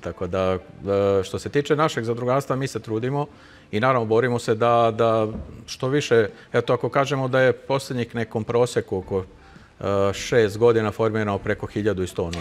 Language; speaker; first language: Serbian; native; Serbian